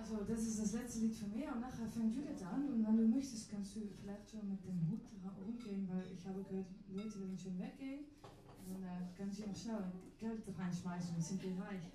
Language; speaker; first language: German; non-native, fluent; Dutch